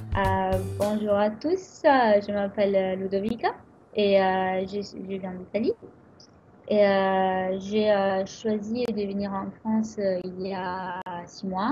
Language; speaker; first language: French; non-native, fluent; Italian